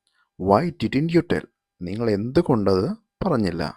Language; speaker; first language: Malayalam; native; Malayalam